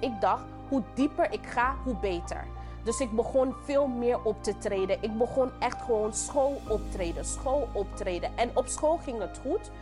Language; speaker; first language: Dutch; non-native, local second language; English